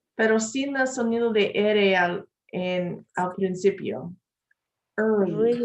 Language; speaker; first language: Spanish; non-native, learner; English